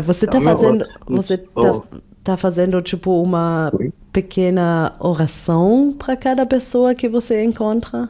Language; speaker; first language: Portuguese; non-native, fluent; German